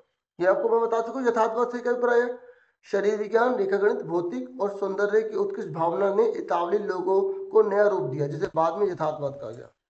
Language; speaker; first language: Hindi; native; Hindi